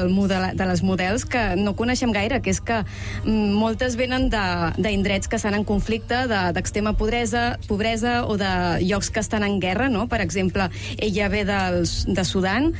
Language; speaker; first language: Catalan; native; Catalan